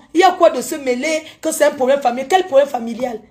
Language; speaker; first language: French; native; French